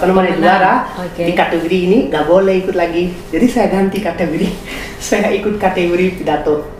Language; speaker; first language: Indonesian; non-native, fluent; Hindi